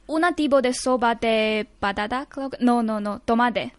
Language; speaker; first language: Spanish; non-native, learner; Chinese